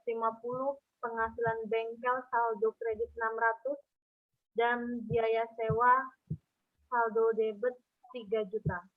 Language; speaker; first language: Indonesian; native; Indonesian